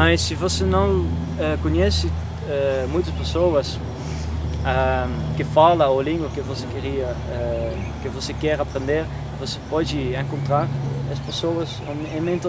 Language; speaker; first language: Portuguese; non-native, learner; Dutch